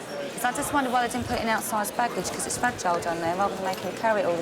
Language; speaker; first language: English; native; English